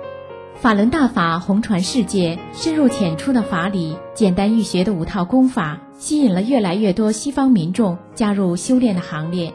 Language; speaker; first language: Chinese; native; Chinese